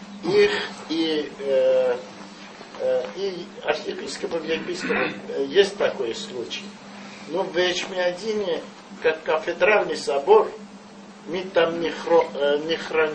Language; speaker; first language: Russian; non-native, local second language; Armenian